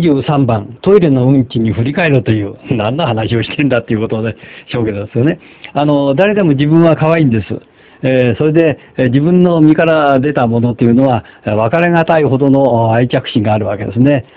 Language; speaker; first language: Japanese; native; Japanese